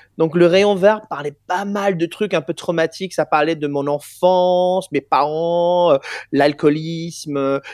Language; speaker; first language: French; non-native, fluent; English